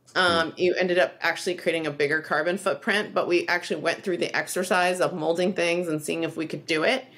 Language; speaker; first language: English; native; English